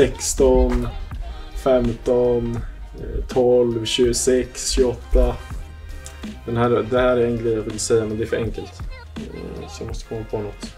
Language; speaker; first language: Swedish; native; Swedish